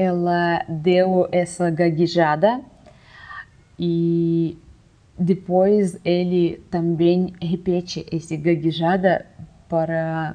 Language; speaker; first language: Portuguese; non-native, fluent; Russian